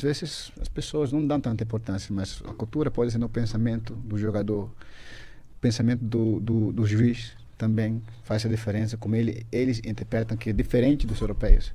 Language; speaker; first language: Portuguese; non-native, fluent; Dutch